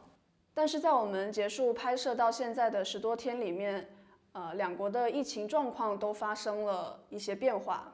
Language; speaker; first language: Chinese; native; Chinese